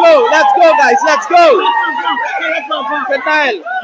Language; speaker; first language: English; non-native, fluent; Haitian Creole